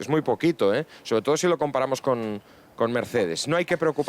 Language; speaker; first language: Spanish; native; Spanish